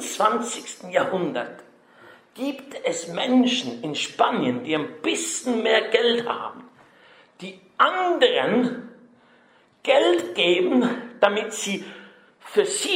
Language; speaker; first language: German; native; German